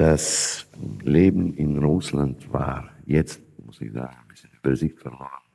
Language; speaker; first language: German; non-native, fluent; Russian